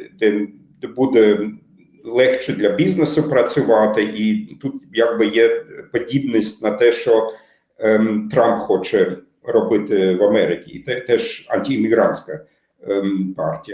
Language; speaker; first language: Ukrainian; non-native, fluent; German